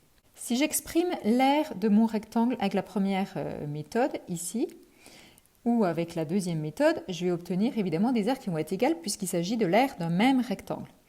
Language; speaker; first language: French; native; French